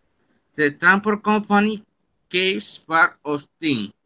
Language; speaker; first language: English; non-native, learner; Spanish